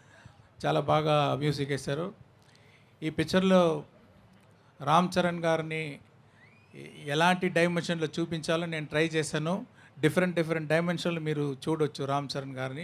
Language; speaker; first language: Telugu; non-native, fluent; Tamil